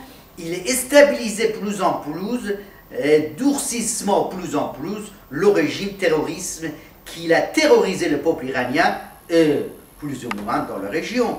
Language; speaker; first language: French; non-native, fluent; Persian